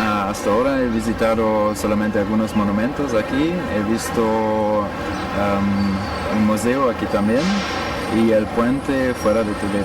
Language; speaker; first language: Spanish; non-native, fluent; German